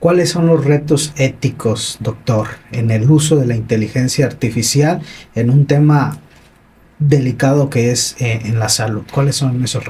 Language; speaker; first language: Spanish; native; Spanish